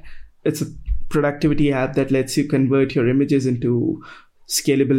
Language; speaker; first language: English; non-native, local second language; Hindi